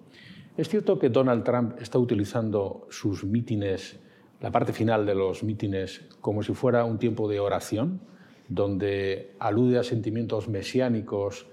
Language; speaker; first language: Spanish; native; Spanish